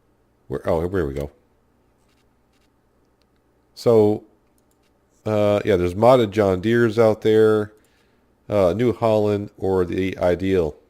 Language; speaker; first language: English; native; English